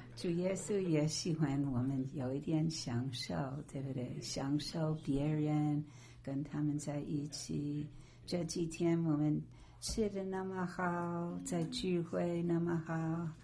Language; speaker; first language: Chinese; non-native, fluent; English